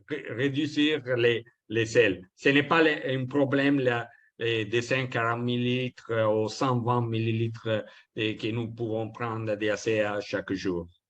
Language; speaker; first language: French; non-native, learner; Italian